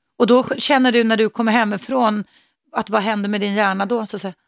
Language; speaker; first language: Swedish; native; Swedish